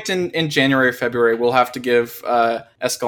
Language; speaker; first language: English; native; English